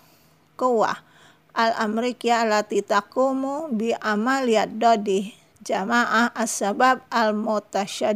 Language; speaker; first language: Arabic; non-native, fluent; Indonesian